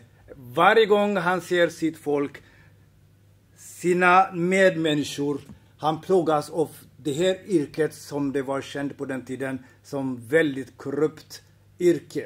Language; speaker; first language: Swedish; non-native, fluent; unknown